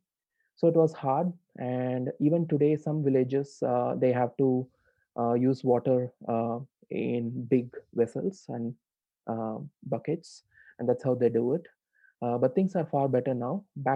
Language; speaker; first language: English; non-native, local second language; Tamil